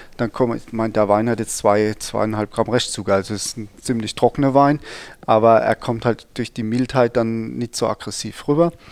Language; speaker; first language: German; native; German